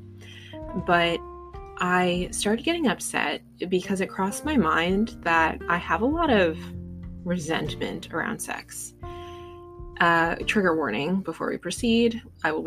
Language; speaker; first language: English; native; English